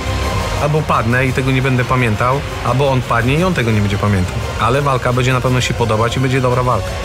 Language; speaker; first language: Polish; native; Polish